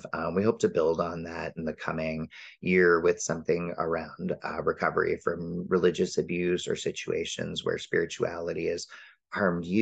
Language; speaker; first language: English; native; English